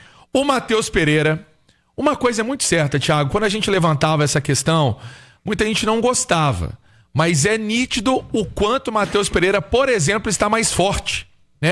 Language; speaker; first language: Portuguese; native; Portuguese